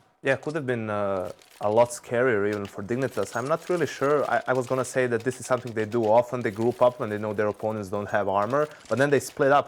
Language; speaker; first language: English; non-native, fluent; Danish